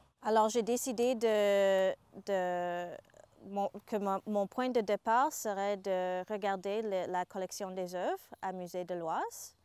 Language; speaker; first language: French; non-native, fluent; English